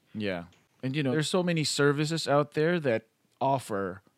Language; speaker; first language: English; non-native, local second language; Filipino